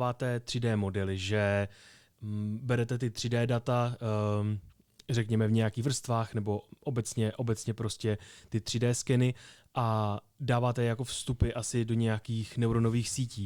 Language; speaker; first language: Czech; native; Czech